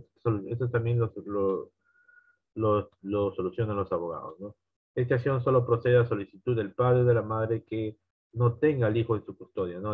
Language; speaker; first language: Spanish; native; Spanish